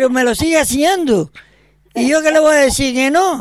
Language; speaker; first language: Spanish; native; Spanish